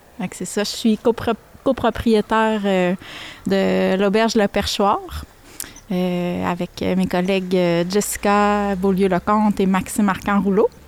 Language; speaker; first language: French; native; French